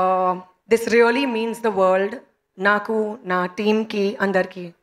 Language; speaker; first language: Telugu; non-native, learner; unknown